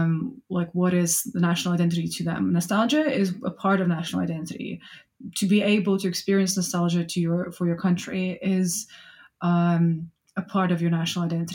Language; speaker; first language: English; non-native, fluent; Russian